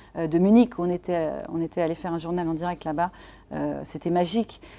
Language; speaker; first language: French; native; French